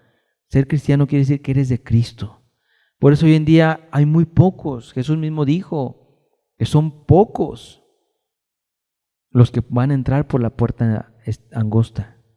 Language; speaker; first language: Spanish; native; Spanish